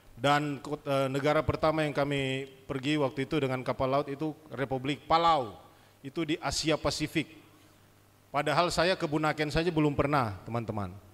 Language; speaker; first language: Indonesian; native; Indonesian